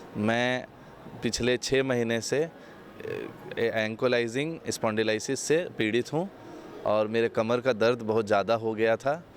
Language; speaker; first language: Hindi; native; Hindi